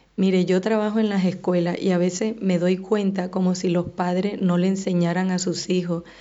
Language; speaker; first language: Spanish; native; Spanish